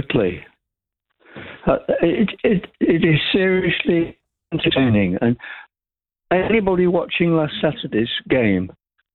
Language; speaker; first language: English; native; English